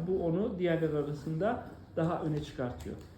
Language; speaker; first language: Turkish; native; Turkish